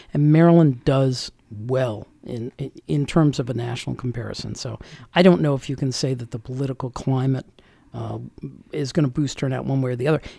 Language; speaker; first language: English; native; English